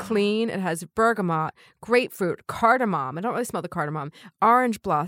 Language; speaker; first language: English; native; English